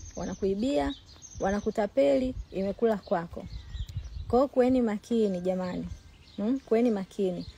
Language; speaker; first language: Swahili; native; Swahili